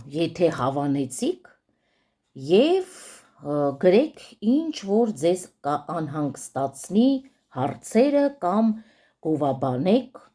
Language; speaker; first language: Armenian; early bilingual, heritage; Armenian